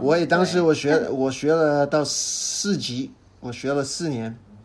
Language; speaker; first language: Chinese; non-native, fluent; English